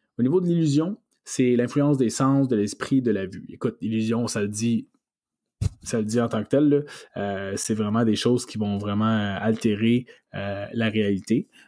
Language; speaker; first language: French; native; French